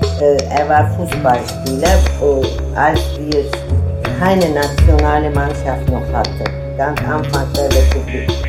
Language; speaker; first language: German; non-native, fluent; Turkish